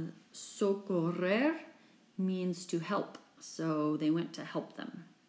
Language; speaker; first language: English; native; English